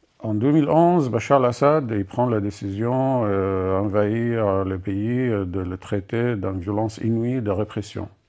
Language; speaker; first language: French; non-native, fluent; Arabic